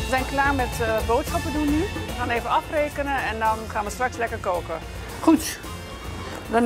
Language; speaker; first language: Dutch; native; Dutch